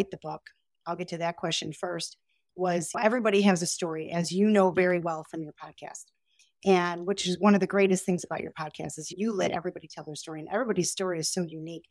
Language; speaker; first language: English; native; English